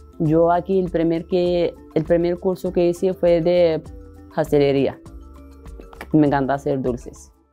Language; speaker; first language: Spanish; non-native, fluent; Arabic